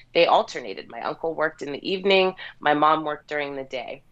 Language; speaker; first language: English; native; English